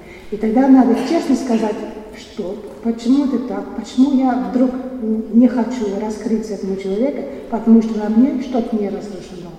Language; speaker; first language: Russian; non-native, fluent; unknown